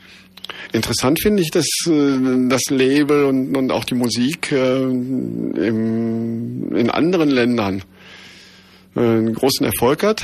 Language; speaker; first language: German; native; German